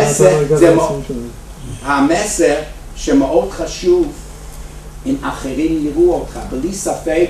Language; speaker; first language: Hebrew; non-native, fluent; English